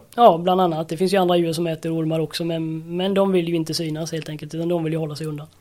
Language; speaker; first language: Swedish; native; Swedish